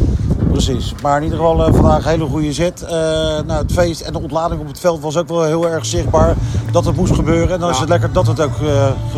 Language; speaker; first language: Dutch; native; Dutch